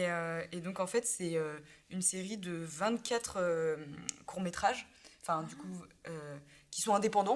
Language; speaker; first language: French; native; French